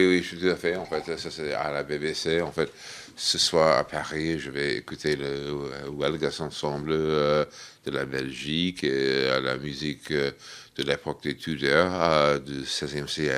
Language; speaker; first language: French; non-native, fluent; English